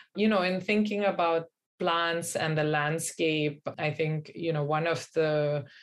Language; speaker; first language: English; non-native, local second language; Hindi